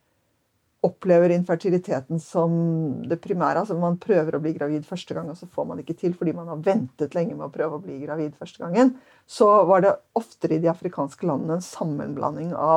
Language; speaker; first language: Norwegian; native; Norwegian